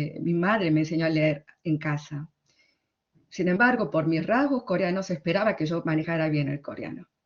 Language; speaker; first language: Spanish; early bilingual, other home language; Korean